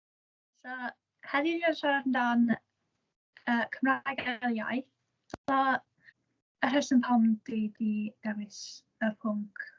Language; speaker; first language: Welsh; non-native, local second language; English